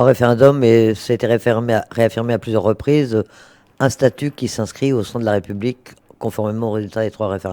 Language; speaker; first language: French; native; French